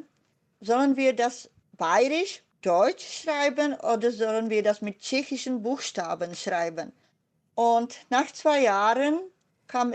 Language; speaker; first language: German; non-native, fluent; Czech